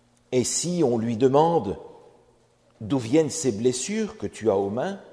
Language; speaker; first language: French; native; French